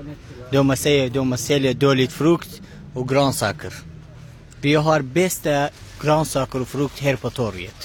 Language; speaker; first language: Swedish; non-native, learner; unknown